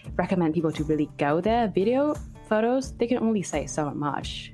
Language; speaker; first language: English; non-native, fluent; Chinese